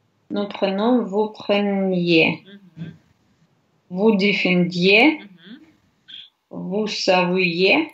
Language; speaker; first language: French; non-native, learner; Russian